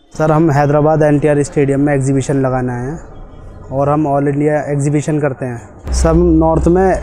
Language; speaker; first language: Hindi; native; Hindi